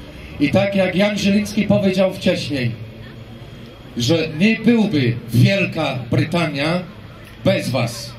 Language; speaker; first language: Polish; non-native, fluent; English